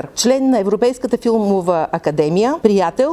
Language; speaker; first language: Bulgarian; native; Bulgarian